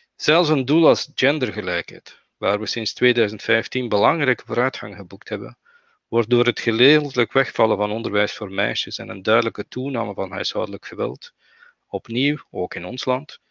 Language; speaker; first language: Dutch; native; Dutch